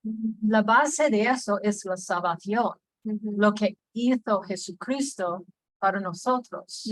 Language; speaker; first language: Spanish; non-native, fluent; English